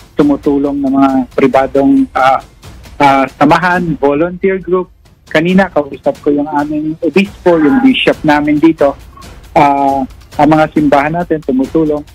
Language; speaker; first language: Filipino; native; Filipino